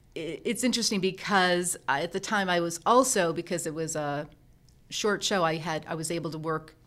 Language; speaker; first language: English; native; English